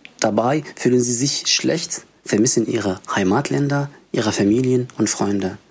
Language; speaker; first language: German; non-native, fluent; Arabic